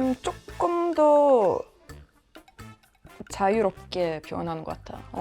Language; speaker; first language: Korean; non-native, fluent; Swedish